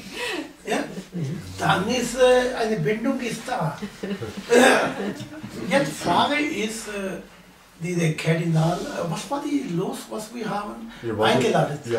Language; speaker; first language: German; non-native, learner; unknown